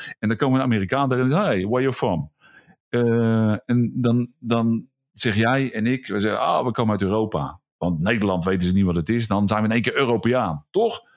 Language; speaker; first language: Dutch; native; Dutch